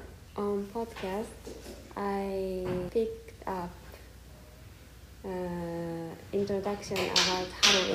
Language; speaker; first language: English; non-native, learner; Japanese